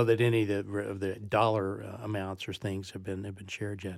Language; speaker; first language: English; native; English